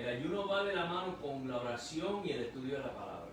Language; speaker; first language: Spanish; native; Spanish